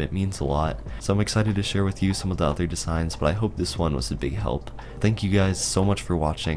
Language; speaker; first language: English; native; English